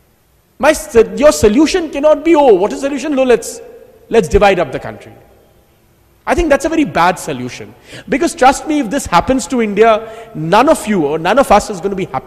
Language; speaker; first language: English; non-native, local second language; Bangla